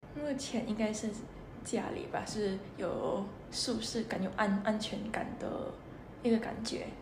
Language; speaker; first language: Chinese; non-native, fluent; Indonesian